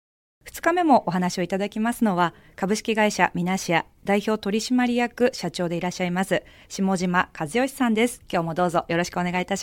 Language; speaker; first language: Japanese; native; Japanese